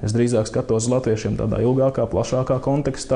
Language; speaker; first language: Latvian; native; Latvian